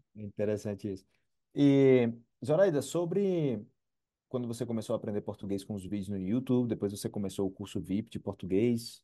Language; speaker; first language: Portuguese; native; Portuguese